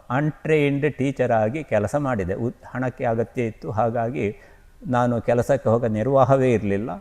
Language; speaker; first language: Kannada; native; Kannada